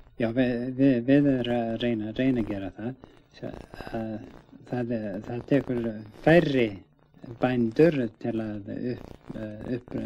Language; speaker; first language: Icelandic; early bilingual, heritage; Icelandic